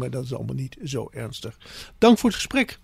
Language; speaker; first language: Dutch; native; Dutch